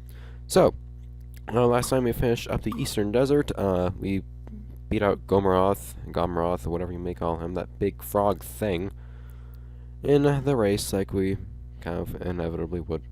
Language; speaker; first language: English; native; English